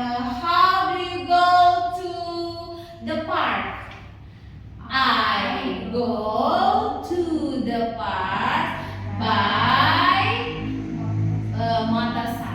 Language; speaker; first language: English; non-native, learner; Indonesian